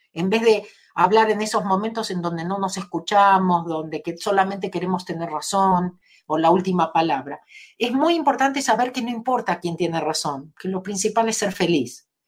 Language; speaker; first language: Spanish; native; Spanish